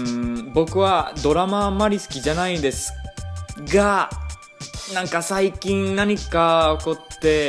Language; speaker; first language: Japanese; non-native, fluent; English